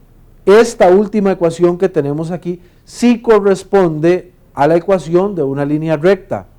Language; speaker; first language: Spanish; native; Spanish